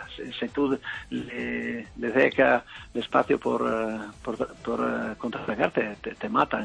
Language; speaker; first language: Spanish; non-native, fluent; Italian